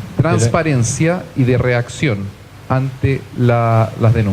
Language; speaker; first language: Spanish; native; Spanish